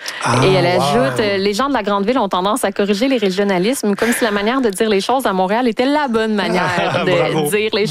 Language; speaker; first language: French; native; French